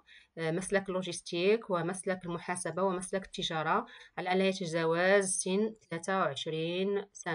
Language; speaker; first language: Arabic; native; Arabic